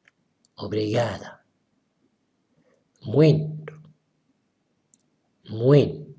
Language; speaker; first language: Portuguese; non-native, learner; French